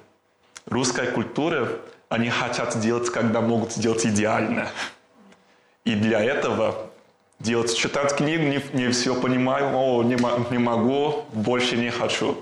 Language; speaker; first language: Russian; non-native, fluent; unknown